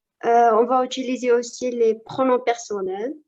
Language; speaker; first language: French; non-native, learner; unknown